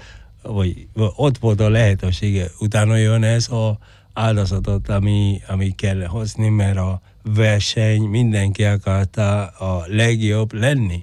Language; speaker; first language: Hungarian; non-native, fluent; Spanish